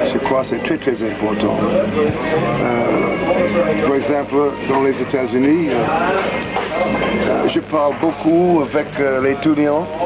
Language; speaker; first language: French; non-native, learner; English